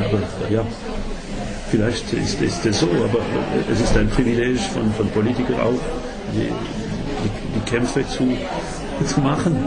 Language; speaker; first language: German; non-native, learner; French